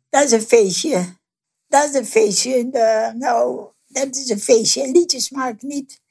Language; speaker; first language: Dutch; native; Dutch